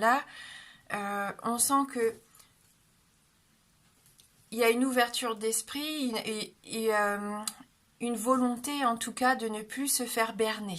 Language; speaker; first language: French; native; French